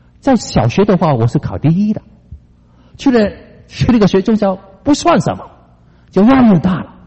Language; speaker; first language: Chinese; non-native, local second language; Cantonese